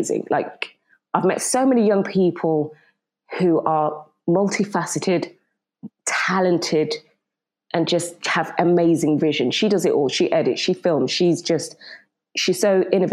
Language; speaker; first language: English; native; English